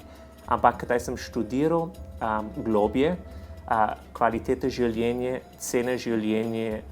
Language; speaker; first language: Slovenian; non-native, learner; English